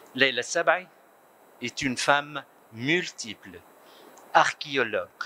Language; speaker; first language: French; non-native, local second language; Arabic